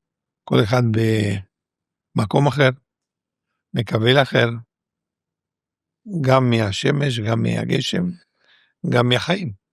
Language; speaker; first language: Hebrew; non-native, fluent; Spanish